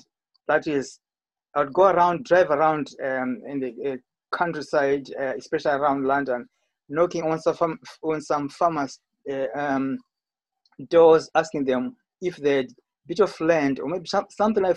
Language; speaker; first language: English; non-native, local second language; Shona